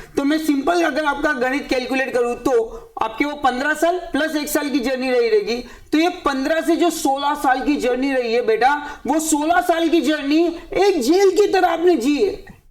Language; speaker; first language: Hindi; native; Hindi